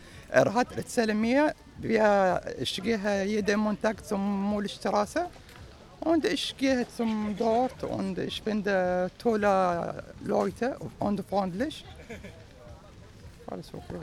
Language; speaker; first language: German; non-native, learner; Arabic